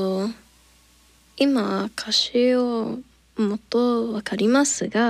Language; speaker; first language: Japanese; non-native, learner; English